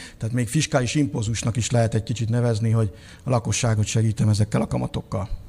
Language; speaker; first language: Hungarian; native; Hungarian